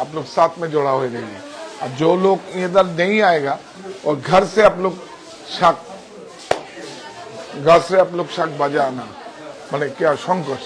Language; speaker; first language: Hindi; non-native, local second language; Bangla